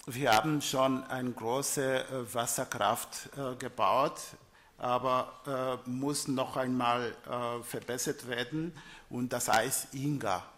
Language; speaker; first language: German; non-native, learner; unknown